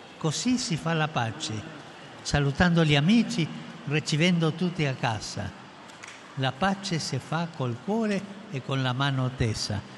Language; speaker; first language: Italian; non-native, fluent; Spanish